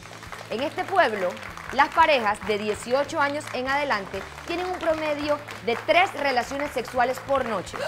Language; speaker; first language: Spanish; native; Spanish